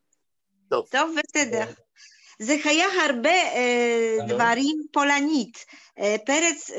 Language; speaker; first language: Hebrew; non-native, learner; Polish